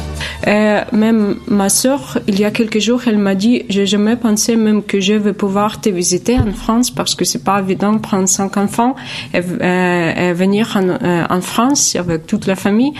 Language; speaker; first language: French; non-native, fluent; Ukrainian